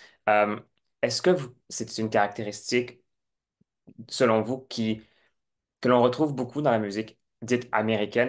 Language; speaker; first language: French; native; French